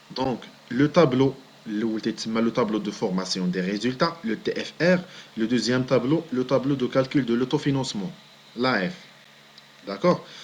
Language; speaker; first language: French; non-native, local second language; Arabic